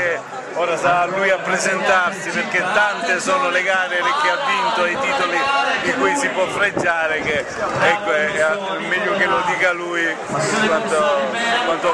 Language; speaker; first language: Italian; native; Italian